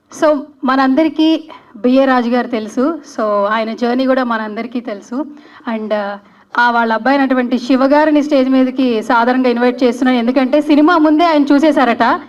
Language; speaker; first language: Telugu; native; Telugu